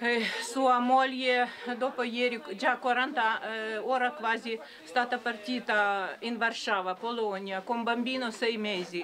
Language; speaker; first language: Italian; non-native, learner; Ukrainian